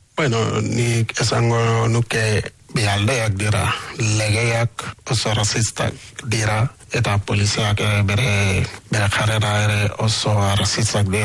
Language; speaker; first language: Basque; non-native, learner; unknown